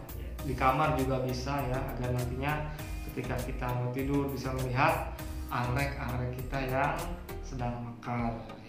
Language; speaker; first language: Indonesian; native; Indonesian